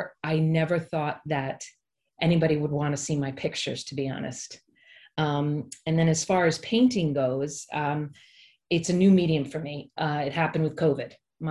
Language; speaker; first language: English; native; English